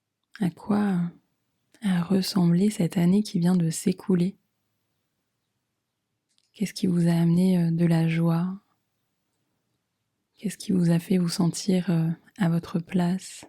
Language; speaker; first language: French; native; French